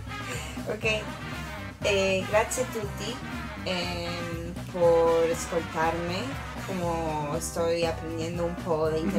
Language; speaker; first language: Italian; non-native, learner; Spanish